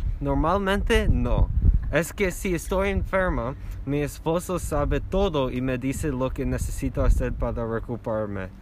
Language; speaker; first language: Spanish; non-native, learner; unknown